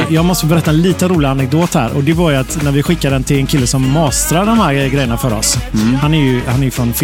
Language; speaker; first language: Swedish; native; Swedish